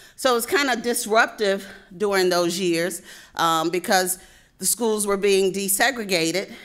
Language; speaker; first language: English; native; English